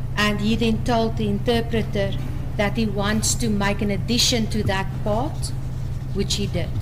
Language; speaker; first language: English; non-native, local second language; Afrikaans